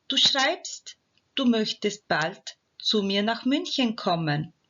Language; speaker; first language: German; non-native, fluent; Turkish